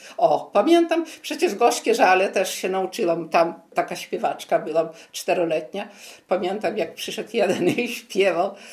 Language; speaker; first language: Polish; native; Polish